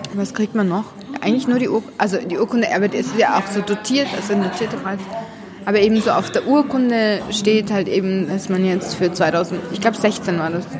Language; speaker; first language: German; early bilingual, heritage; Arabic